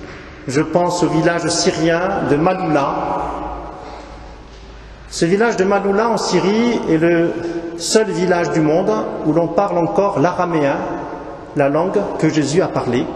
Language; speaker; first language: French; native; French